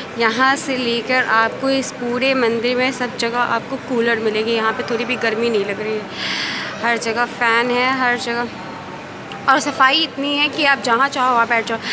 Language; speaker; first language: Hindi; native; Hindi